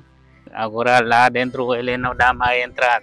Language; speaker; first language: Portuguese; non-native, learner; Vietnamese